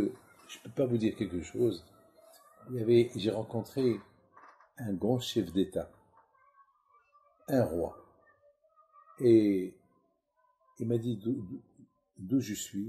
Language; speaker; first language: French; non-native, local second language; Arabic